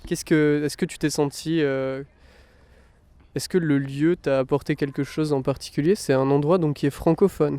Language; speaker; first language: French; native; French